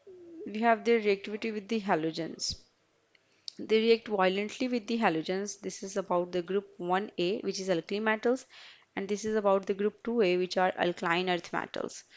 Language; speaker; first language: English; non-native, local second language; Urdu